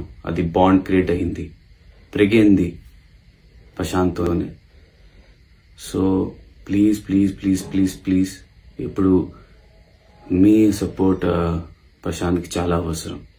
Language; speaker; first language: Telugu; non-native, local second language; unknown